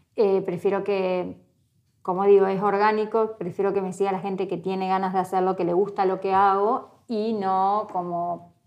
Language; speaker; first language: Spanish; native; Spanish